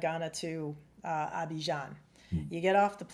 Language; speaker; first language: English; native; English